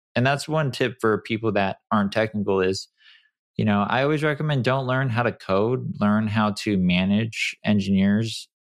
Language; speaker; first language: English; native; English